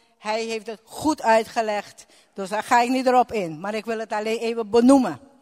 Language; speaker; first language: Dutch; non-native, local second language; Papiamento